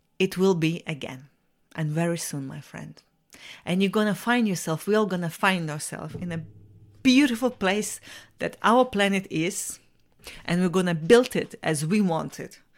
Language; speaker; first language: English; non-native, fluent; Russian